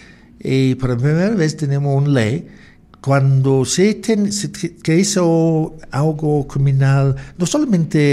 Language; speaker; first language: Spanish; non-native, learner; English